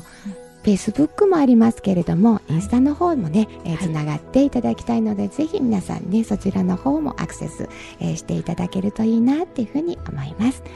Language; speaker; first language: Japanese; native; Japanese